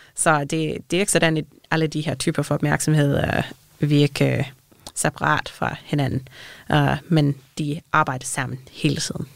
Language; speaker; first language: Danish; non-native, fluent; English